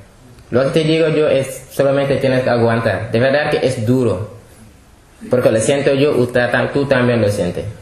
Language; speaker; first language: Spanish; non-native, fluent; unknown